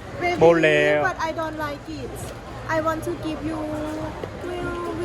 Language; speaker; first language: English; non-native, learner; Thai